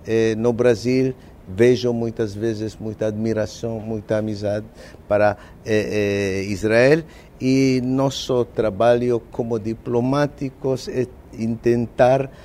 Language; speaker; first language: Portuguese; non-native, fluent; Spanish